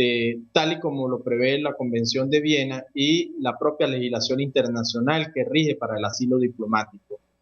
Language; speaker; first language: Spanish; native; Spanish